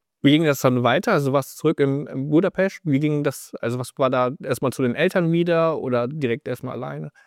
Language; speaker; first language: German; native; German